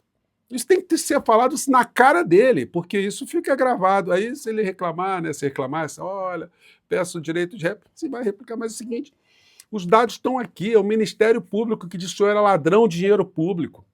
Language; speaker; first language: Portuguese; native; Portuguese